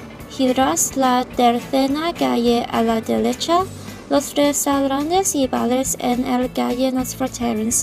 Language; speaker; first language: Spanish; non-native, learner; Cantonese